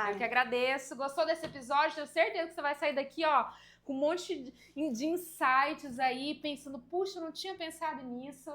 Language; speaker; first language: Portuguese; native; Portuguese